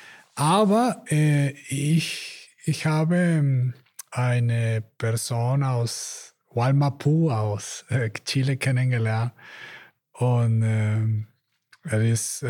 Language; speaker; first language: German; non-native, learner; Spanish